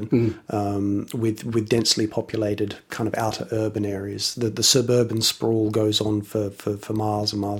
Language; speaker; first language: English; native; English